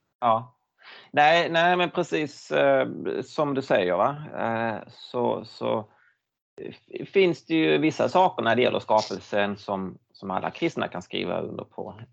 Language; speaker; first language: Swedish; native; Swedish